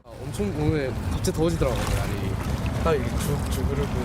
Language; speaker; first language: Korean; native; Korean